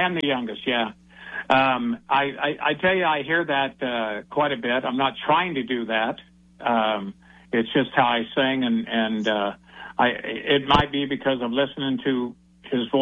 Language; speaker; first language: English; native; English